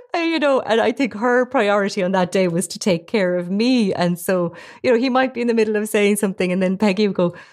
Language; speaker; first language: English; native; English